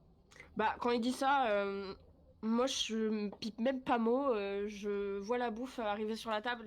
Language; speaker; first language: French; native; French